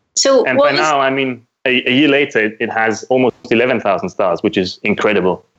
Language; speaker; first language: English; non-native, fluent; German